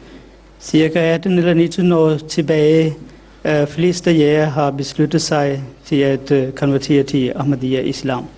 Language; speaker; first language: Danish; non-native, fluent; Urdu